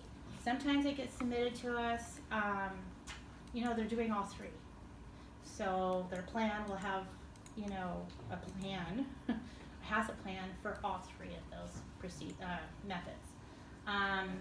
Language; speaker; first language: English; native; English